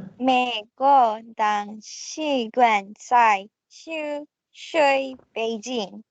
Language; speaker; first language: Chinese; non-native, learner; Malay